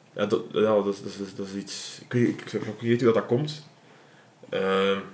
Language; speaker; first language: Dutch; native; Dutch